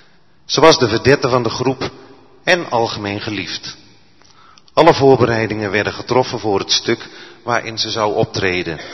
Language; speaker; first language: Dutch; native; Dutch